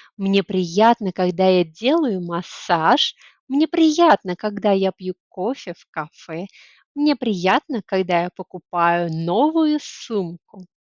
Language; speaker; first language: Russian; native; Russian